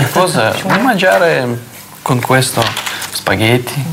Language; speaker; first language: Italian; non-native, learner; Russian